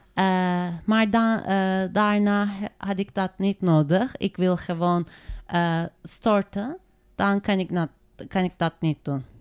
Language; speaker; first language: Dutch; non-native, learner; Turkish